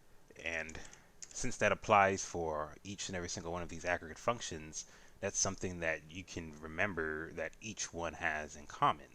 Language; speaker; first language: English; native; English